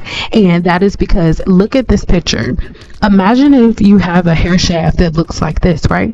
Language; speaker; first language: English; native; English